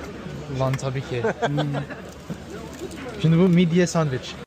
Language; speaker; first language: Turkish; early bilingual, heritage; English